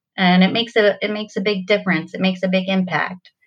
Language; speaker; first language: English; native; English